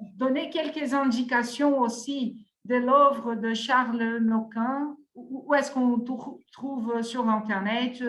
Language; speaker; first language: French; non-native, fluent; Portuguese